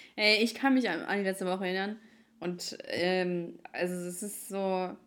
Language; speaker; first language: German; early bilingual, other home language; Ukrainian